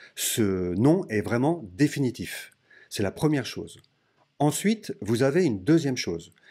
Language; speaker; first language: French; native; French